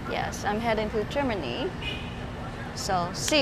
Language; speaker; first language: English; non-native, fluent; Chinese